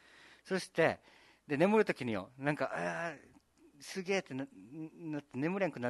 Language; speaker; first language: Japanese; native; Japanese